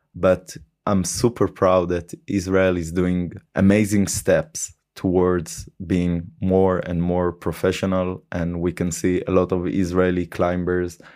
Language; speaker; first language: English; non-native, fluent; Hebrew